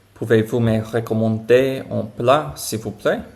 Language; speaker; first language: French; non-native, learner; English